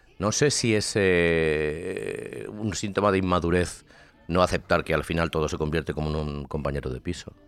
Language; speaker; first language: Spanish; native; Spanish